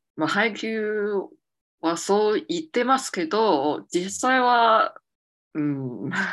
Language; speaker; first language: Japanese; non-native, fluent; Chinese